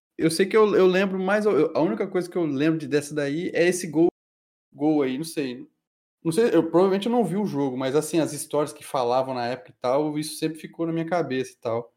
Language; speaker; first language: Portuguese; native; Portuguese